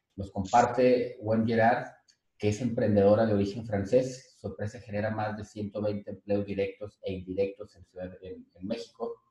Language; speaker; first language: Spanish; native; Spanish